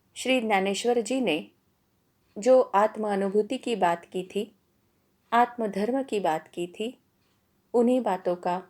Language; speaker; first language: Hindi; non-native, local second language; Marathi